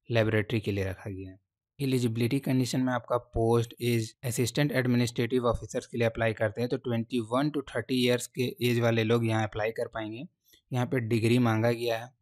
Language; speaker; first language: Hindi; native; Hindi